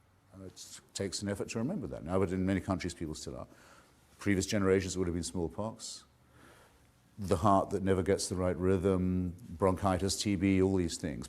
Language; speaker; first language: English; native; English